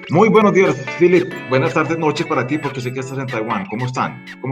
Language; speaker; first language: Spanish; native; Spanish